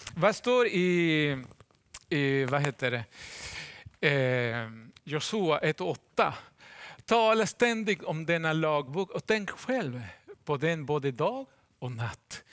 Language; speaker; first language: Swedish; non-native, fluent; Spanish